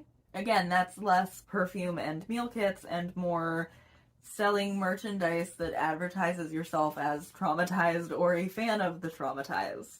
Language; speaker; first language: English; native; English